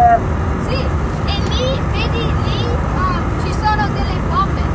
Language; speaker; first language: Italian; non-native, learner; English